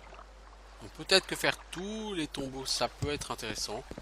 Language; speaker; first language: French; native; French